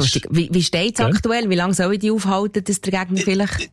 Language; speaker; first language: German; native; German